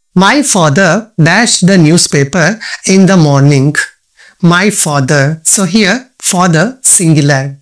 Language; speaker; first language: English; non-native, local second language; Kannada